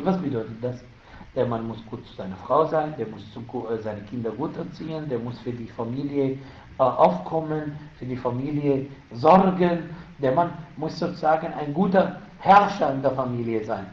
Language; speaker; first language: German; non-native, fluent; Arabic